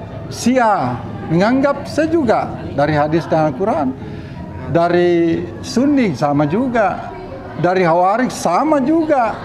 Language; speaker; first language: Indonesian; native; Indonesian